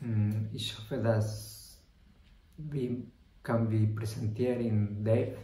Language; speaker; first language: German; non-native, learner; Spanish